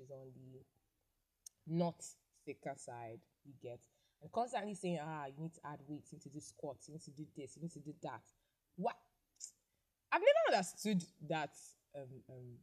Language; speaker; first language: English; non-native, local second language; Igbo